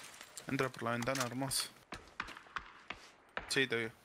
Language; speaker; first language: Spanish; native; Spanish